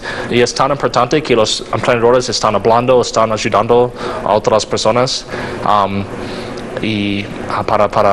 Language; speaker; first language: Spanish; non-native, learner; English